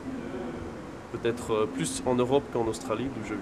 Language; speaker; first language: French; non-native, fluent; English